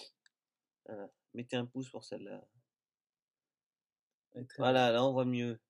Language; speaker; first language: French; native; French